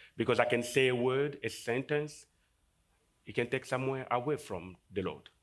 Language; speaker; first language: English; non-native, fluent; Lingala